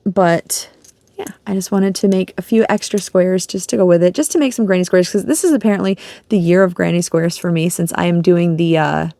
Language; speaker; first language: English; native; English